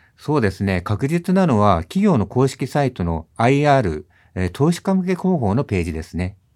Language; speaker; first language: Japanese; native; Japanese